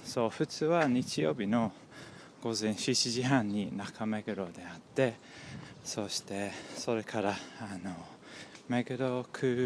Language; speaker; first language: Japanese; non-native, learner; English